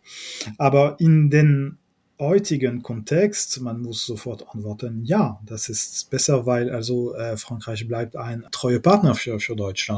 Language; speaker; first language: German; non-native, fluent; French